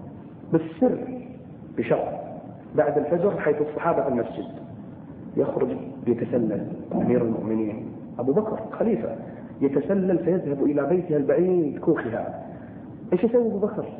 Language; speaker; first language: Arabic; native; Arabic